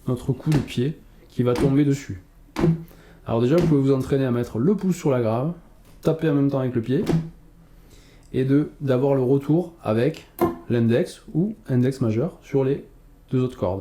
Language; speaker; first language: French; native; French